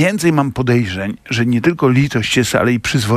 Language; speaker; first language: Polish; native; Polish